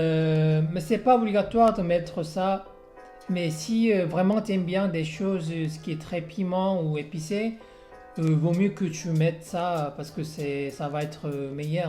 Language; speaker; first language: French; non-native, learner; Korean